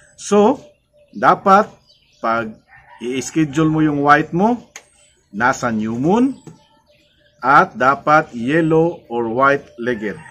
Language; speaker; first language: Filipino; non-native, local second language; Cebuano